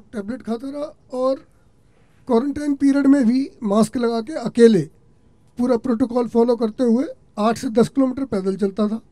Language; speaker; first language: Hindi; native; Hindi